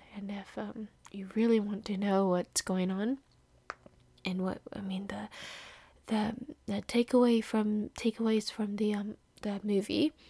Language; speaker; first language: English; non-native, fluent; Indonesian